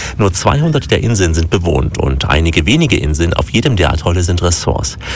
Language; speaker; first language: German; native; German